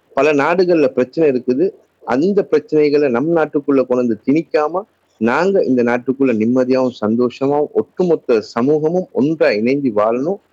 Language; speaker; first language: Tamil; native; Tamil